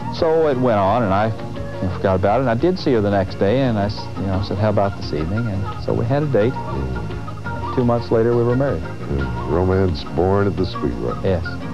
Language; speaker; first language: English; native; English